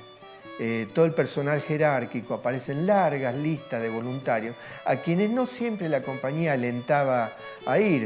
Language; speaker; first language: Spanish; native; Spanish